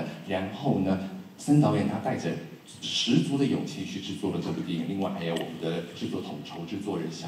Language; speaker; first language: Chinese; native; Chinese